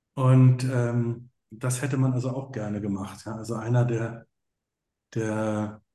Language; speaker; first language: German; native; German